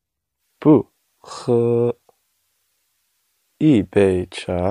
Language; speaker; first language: Chinese; non-native, learner; English